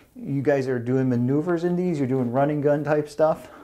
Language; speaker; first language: English; native; English